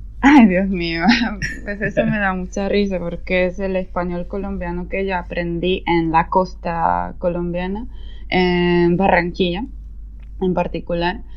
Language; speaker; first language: Spanish; non-native, fluent; Polish